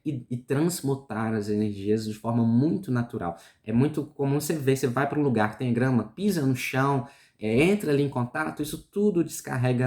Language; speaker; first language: Portuguese; native; Portuguese